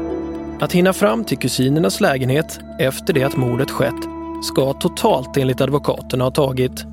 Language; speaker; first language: Swedish; native; Swedish